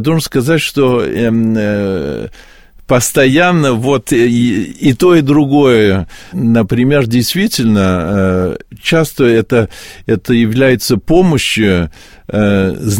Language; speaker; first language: Russian; early bilingual, heritage; Russian